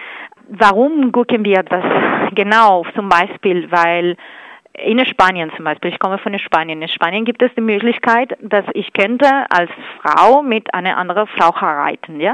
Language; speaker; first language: German; non-native, fluent; Spanish